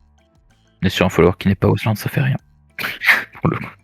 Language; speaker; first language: French; native; French